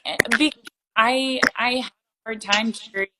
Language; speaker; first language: English; native; English